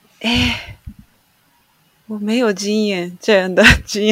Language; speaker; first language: Chinese; non-native, learner; Japanese